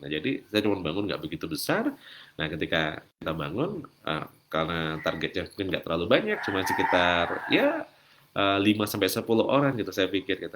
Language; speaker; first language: Indonesian; native; Indonesian